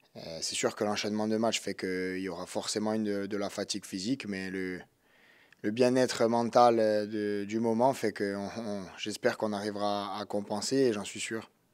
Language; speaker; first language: French; native; French